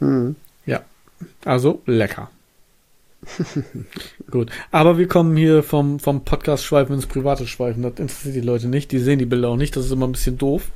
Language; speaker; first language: German; native; German